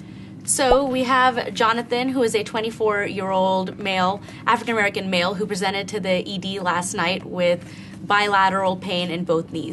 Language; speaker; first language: English; native; English